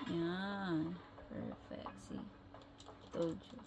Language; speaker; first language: English; non-native, local second language; Filipino